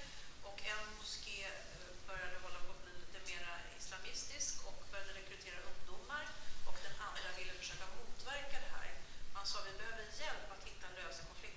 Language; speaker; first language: Swedish; native; Swedish